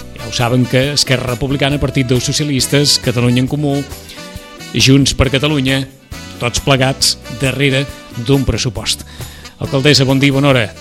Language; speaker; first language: Catalan; native; Catalan